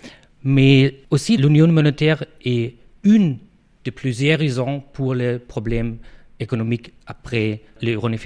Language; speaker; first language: French; non-native, fluent; German